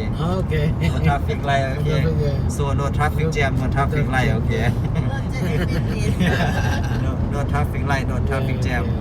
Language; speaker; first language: English; non-native, learner; Thai